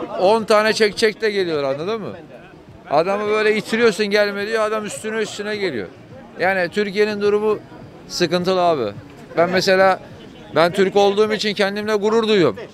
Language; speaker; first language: Turkish; native; Turkish